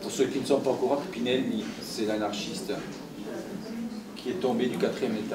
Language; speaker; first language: French; native; French